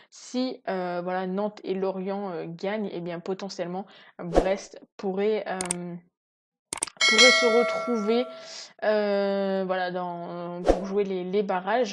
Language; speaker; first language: French; native; French